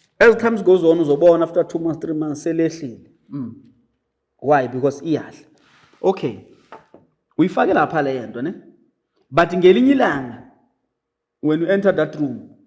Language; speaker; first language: Zulu; native; Zulu